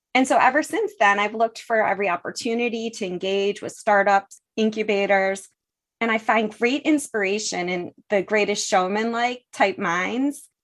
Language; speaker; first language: English; native; English